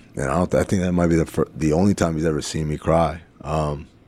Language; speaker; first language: English; early bilingual, other home language; Arabic